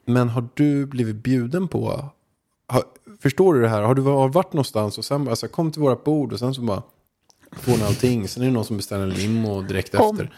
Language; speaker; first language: Swedish; native; Swedish